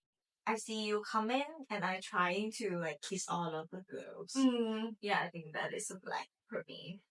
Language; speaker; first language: English; non-native, learner; Thai